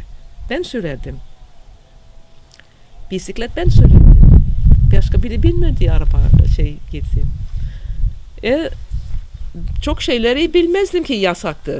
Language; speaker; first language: Turkish; non-native, fluent; English